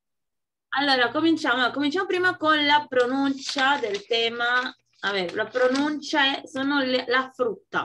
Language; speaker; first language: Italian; non-native, fluent; Spanish